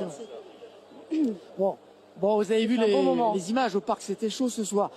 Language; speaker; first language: French; native; French